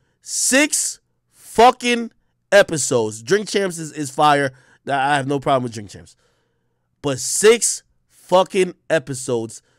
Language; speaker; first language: English; native; English